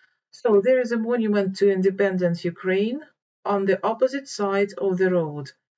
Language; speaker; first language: English; non-native, fluent; Ukrainian